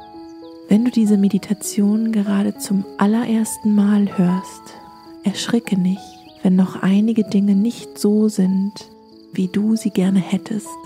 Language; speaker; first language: German; native; German